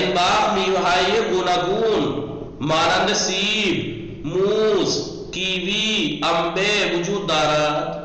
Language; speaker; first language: Persian; non-native, fluent; Urdu